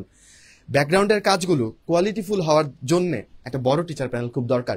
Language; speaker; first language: Bangla; native; Bangla